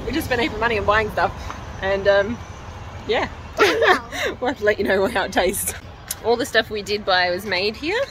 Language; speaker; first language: English; native; English